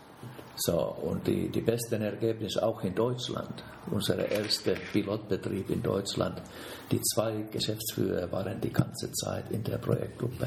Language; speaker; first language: German; non-native, fluent; Finnish